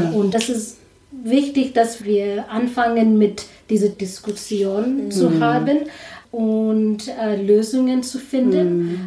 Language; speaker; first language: German; non-native, learner; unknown